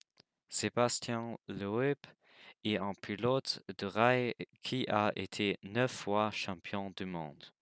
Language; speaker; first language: French; non-native, learner; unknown